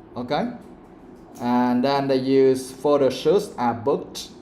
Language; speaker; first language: English; non-native, fluent; Vietnamese